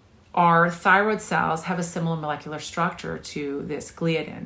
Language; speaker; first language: English; native; English